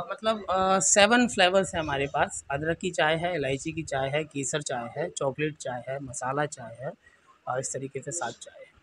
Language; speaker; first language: Hindi; native; Hindi